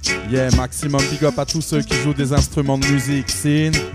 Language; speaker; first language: French; native; French